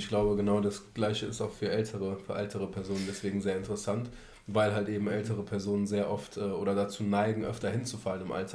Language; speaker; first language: German; native; German